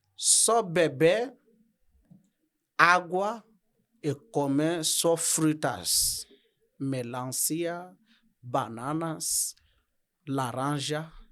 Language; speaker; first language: Portuguese; non-native, learner; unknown